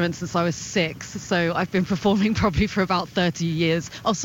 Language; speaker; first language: English; native; English